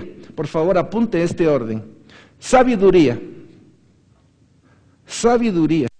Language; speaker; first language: Spanish; native; Spanish